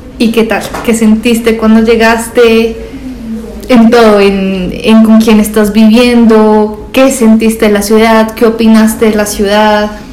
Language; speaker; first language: Spanish; native; Spanish